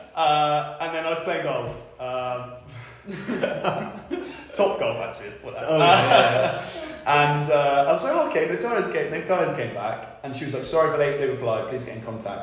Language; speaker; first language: English; native; English